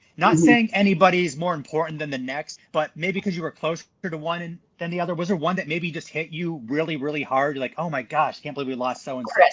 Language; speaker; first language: English; native; English